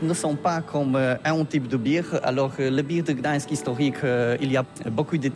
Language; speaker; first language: French; non-native, learner; Polish